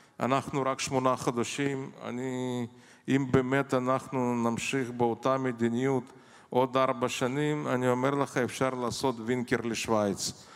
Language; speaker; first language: Hebrew; non-native, fluent; Russian